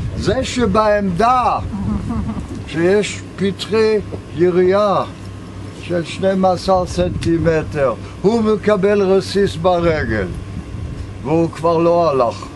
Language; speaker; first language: Hebrew; non-native, fluent; German